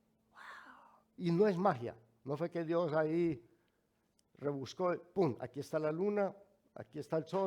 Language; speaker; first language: Spanish; native; Spanish